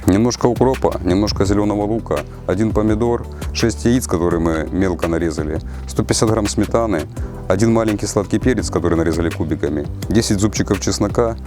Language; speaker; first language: Russian; native; Russian